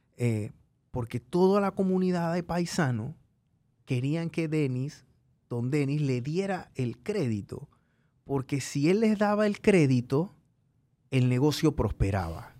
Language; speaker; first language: Spanish; native; Spanish